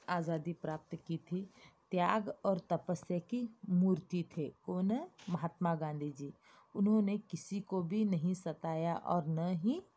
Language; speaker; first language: Hindi; non-native, local second language; Kannada